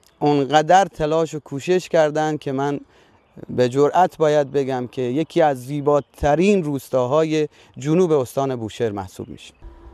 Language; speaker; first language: Persian; native; Persian